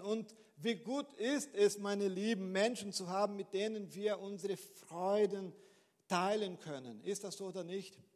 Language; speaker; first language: German; non-native, fluent; Portuguese